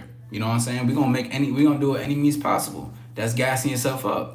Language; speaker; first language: English; native; English